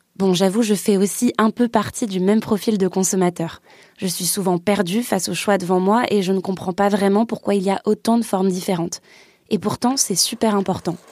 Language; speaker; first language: French; native; French